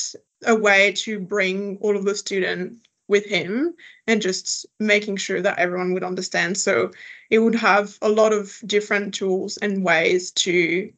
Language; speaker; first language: English; non-native, fluent; French